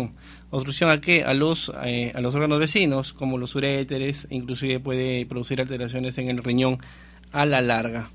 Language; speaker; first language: Spanish; native; Spanish